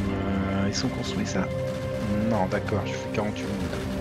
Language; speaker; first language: French; native; French